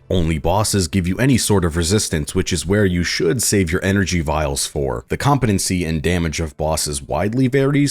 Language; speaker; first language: English; native; English